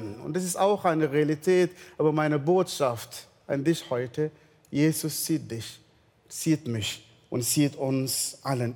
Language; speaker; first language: German; non-native, fluent; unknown